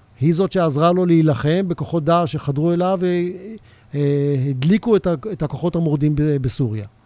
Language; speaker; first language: Hebrew; native; Hebrew